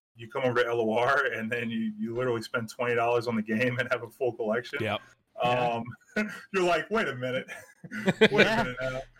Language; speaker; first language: English; native; English